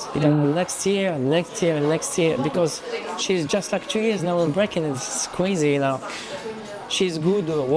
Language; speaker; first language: English; non-native, fluent; French